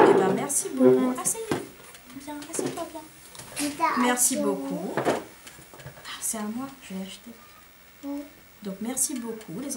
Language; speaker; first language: French; native; French